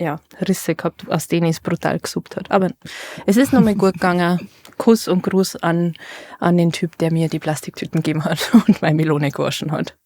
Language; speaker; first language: German; native; German